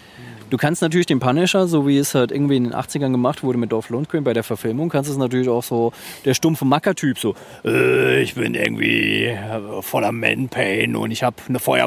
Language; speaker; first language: German; native; German